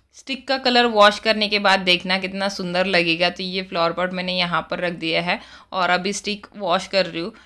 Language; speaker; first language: Hindi; native; Hindi